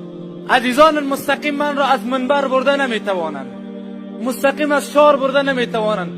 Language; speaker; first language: Persian; native; Persian